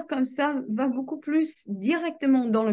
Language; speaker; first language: French; non-native, fluent; English